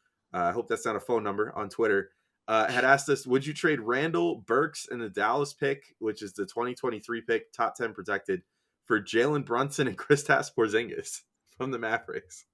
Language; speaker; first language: English; native; English